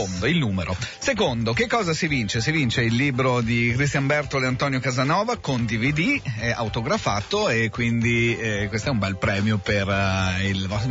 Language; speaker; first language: Italian; native; Italian